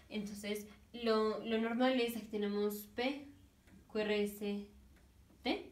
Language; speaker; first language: Spanish; native; Spanish